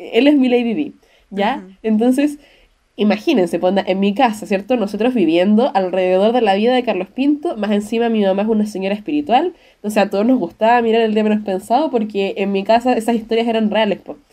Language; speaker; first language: Spanish; native; Spanish